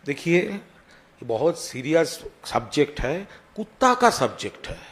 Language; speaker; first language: Hindi; non-native, local second language; Bangla